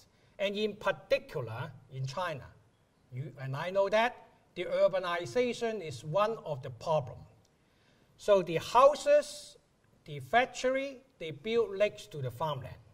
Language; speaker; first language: English; non-native, local second language; Cantonese